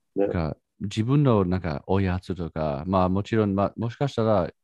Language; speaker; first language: Japanese; non-native, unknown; English